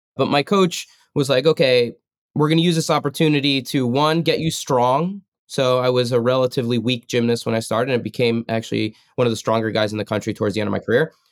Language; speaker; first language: English; native; English